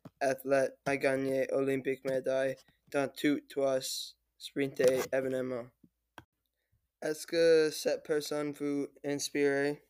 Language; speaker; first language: French; non-native, learner; English